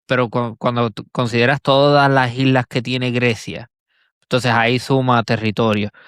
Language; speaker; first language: Spanish; native; Spanish